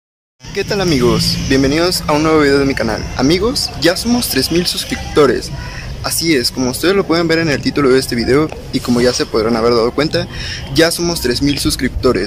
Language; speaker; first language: Spanish; native; Spanish